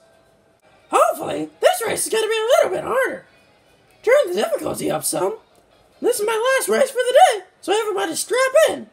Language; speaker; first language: English; native; English